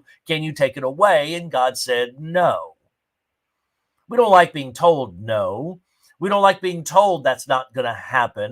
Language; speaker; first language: English; native; English